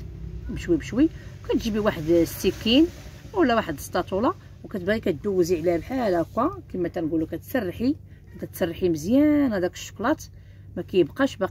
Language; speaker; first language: Arabic; native; Arabic